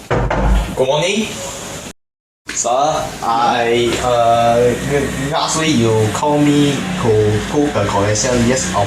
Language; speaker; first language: English; non-native, learner; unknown